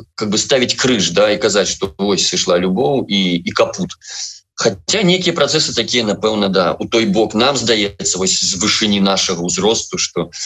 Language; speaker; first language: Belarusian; non-native, local second language; Russian